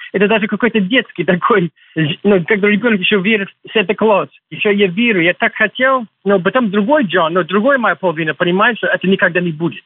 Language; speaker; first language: Russian; non-native, fluent; English